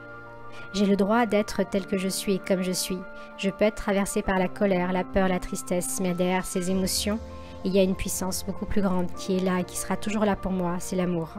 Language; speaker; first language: French; native; French